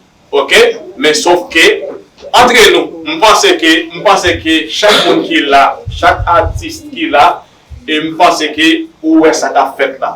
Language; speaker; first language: French; non-native, learner; Haitian Creole